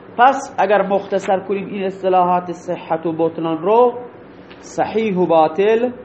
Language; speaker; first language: Persian; non-native, local second language; Baluchi